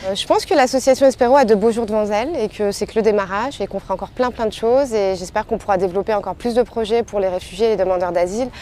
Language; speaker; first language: French; native; French